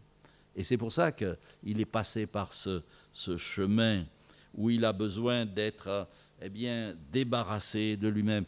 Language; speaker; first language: French; native; French